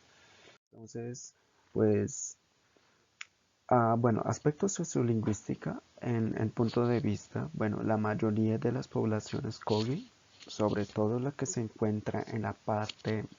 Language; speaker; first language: Spanish; non-native, local second language; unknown